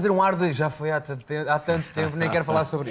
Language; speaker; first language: Portuguese; native; Portuguese